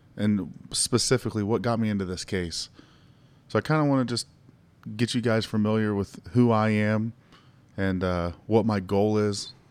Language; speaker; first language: English; native; English